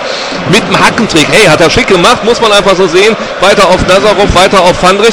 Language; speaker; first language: German; native; German